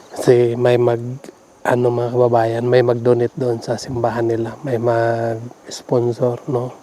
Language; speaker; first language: Filipino; non-native, local second language; Cebuano